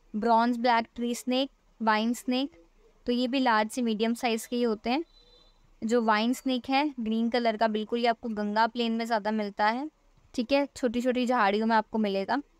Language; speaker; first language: Hindi; native; Hindi